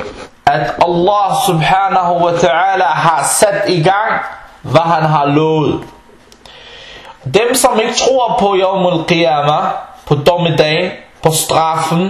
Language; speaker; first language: Danish; non-native, local second language; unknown